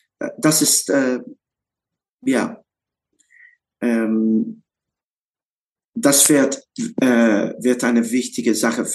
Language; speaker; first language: German; non-native, learner; English